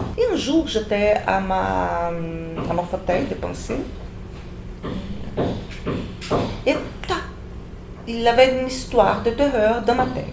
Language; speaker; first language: French; non-native, fluent; Portuguese